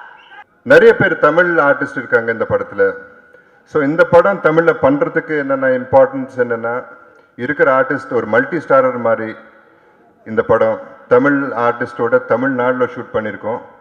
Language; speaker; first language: Tamil; non-native, local second language; Telugu